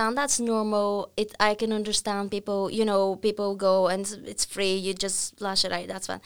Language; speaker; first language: English; non-native, fluent; Bulgarian